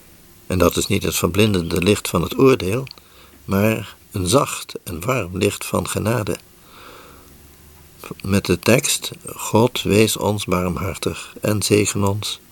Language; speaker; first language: Dutch; native; Dutch